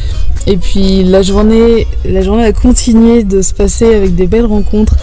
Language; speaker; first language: French; native; French